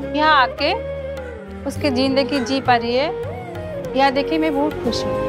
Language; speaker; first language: Hindi; non-native, local second language; Bangla